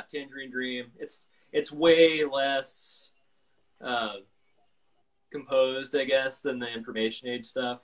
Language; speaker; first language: English; native; English